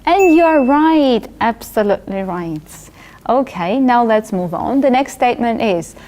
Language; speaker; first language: English; non-native, fluent; Georgian